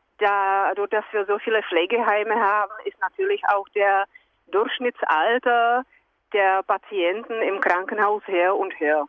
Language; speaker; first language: German; non-native, fluent; Czech